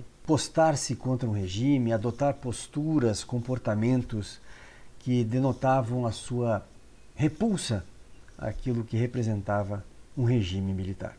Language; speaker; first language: Portuguese; native; Portuguese